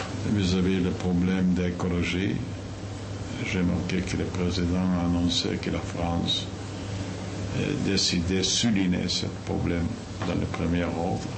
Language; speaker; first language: French; non-native, fluent; Yiddish